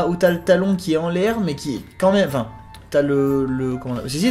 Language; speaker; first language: French; native; French